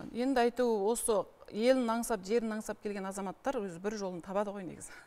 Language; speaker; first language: Kazakh; early bilingual, heritage; Kazakh